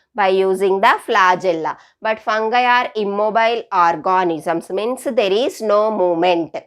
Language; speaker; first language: English; non-native, local second language; Telugu